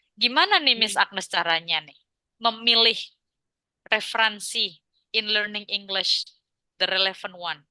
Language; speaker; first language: Indonesian; non-native, local second language; Javanese